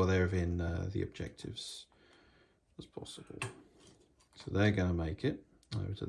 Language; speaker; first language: English; native; English